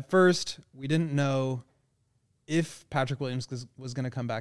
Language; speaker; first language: English; native; English